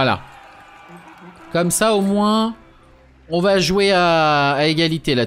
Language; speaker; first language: French; native; French